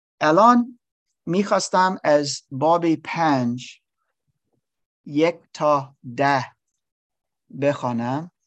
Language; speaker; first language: Persian; non-native, learner; English